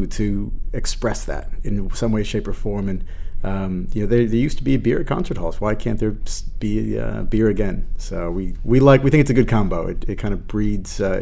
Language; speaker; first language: English; native; English